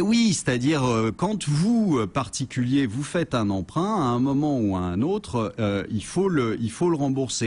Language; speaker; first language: French; native; French